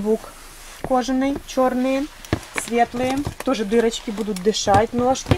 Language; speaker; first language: Russian; native; Russian